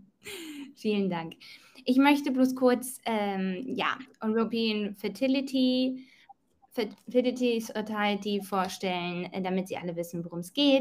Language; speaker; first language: German; native; German